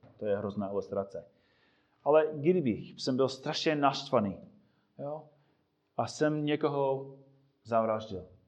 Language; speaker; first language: Czech; non-native, fluent; English